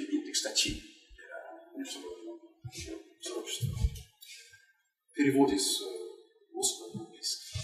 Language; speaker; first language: Russian; non-native, fluent; English